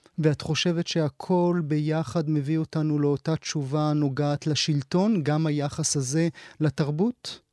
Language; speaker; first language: Hebrew; native; Hebrew